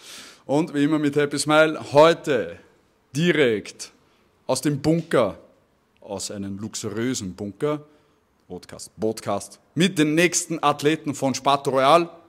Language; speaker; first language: German; native; German